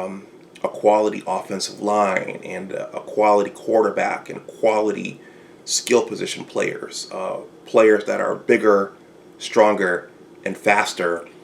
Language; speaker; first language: English; native; English